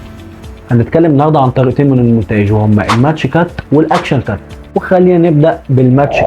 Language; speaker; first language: Arabic; native; Arabic